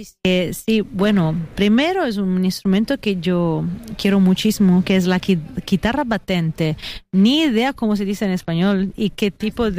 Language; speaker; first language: Spanish; non-native, fluent; Italian